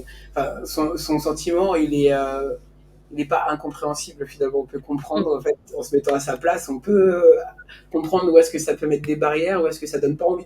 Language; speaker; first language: French; native; French